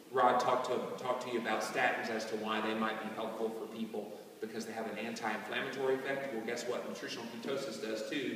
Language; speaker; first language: English; native; English